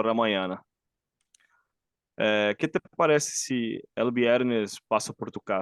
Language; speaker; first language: Spanish; non-native, learner; Portuguese